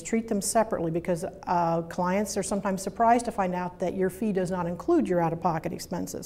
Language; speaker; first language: English; native; English